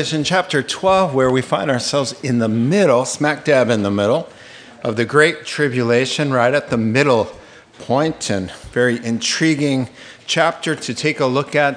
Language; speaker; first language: English; native; English